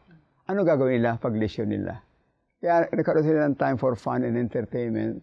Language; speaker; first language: Filipino; native; Filipino